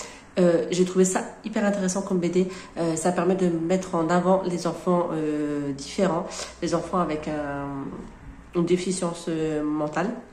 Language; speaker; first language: French; native; French